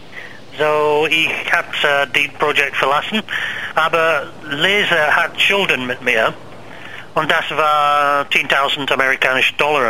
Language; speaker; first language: German; non-native, learner; English